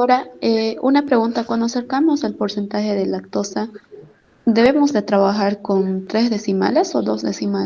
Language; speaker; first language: Spanish; native; Spanish